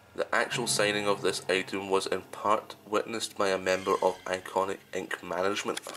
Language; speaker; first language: English; native; English